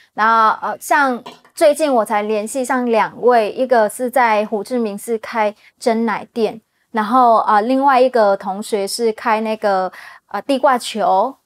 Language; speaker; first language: Chinese; non-native, fluent; Vietnamese